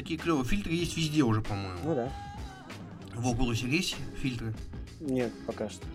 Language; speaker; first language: Russian; native; Russian